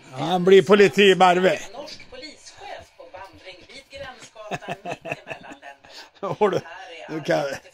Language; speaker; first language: Swedish; native; Swedish